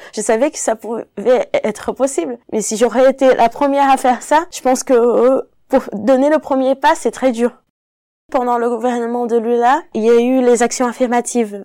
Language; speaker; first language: French; non-native, fluent; Portuguese